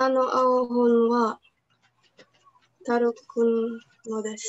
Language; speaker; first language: Japanese; non-native, learner; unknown